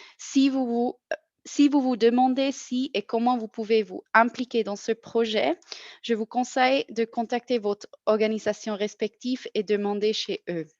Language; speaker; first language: French; non-native, local second language; German